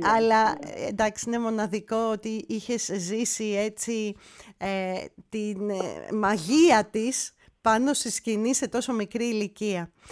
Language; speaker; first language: Greek; native; Greek